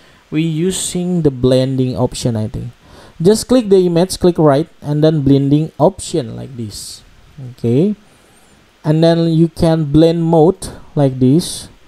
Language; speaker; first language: English; non-native, learner; Indonesian